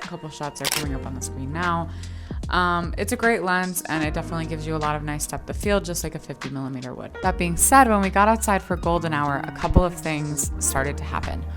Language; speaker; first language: English; native; English